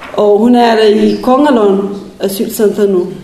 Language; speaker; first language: Danish; non-native, learner; Kurdish